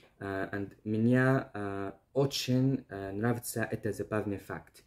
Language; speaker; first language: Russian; non-native, learner; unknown